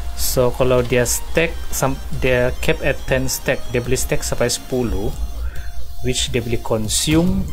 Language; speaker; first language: English; non-native, local second language; Malay